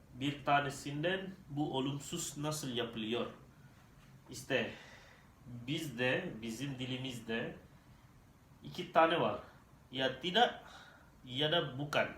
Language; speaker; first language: Turkish; non-native, learner; Indonesian